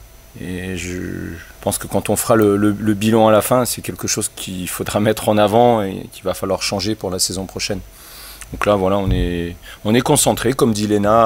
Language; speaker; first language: French; native; French